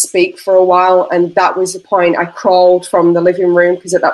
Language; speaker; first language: English; native; English